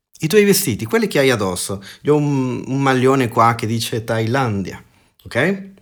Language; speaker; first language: Italian; non-native, fluent; Spanish